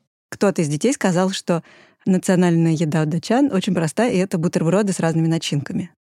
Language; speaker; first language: Russian; native; Russian